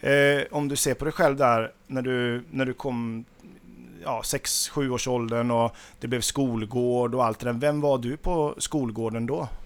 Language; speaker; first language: Swedish; native; Swedish